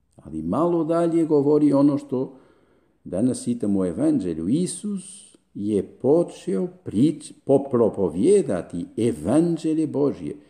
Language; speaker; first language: Croatian; non-native, fluent; Spanish